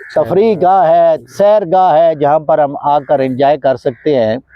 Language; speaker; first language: Urdu; non-native, local second language; Punjabi